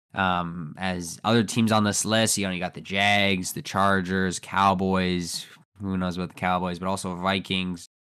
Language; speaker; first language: English; native; English